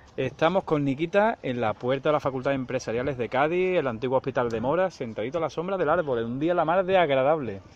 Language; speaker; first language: Spanish; native; Spanish